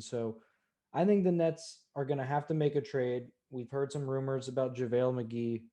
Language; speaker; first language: English; native; English